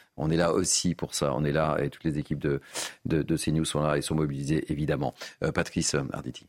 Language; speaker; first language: French; native; French